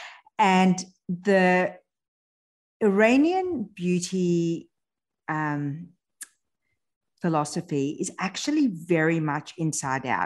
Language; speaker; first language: English; early bilingual, other home language; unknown